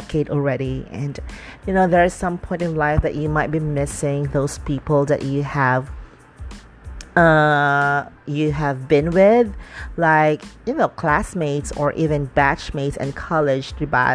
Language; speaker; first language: English; non-native, local second language; Cebuano